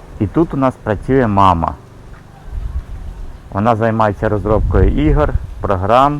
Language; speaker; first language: Ukrainian; native; Ukrainian